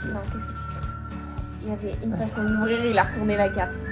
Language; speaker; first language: French; native; French